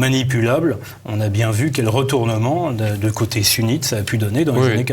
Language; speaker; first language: French; native; French